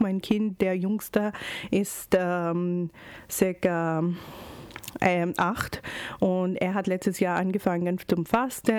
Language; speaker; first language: German; non-native, learner; Urdu